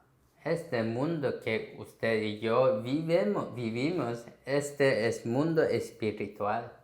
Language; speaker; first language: Spanish; non-native, fluent; Korean